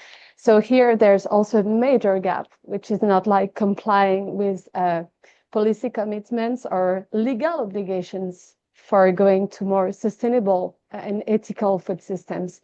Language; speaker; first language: English; non-native, fluent; French